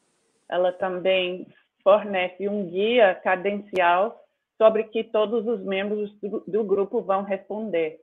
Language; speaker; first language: Portuguese; non-native, fluent; English